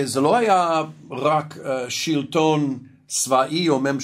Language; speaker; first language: Hebrew; non-native, fluent; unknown